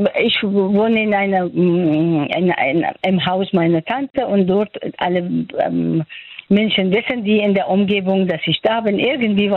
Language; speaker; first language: German; non-native, fluent; Persian